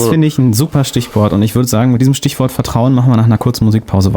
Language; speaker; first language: German; native; German